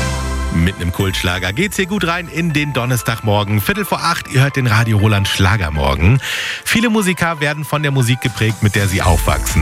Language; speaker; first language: German; native; German